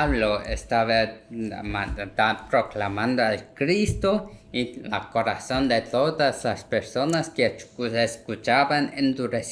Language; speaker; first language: Spanish; non-native, learner; Korean